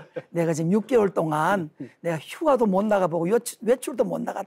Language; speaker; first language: Korean; native; Korean